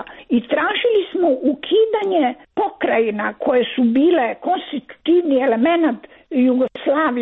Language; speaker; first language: Croatian; native; Croatian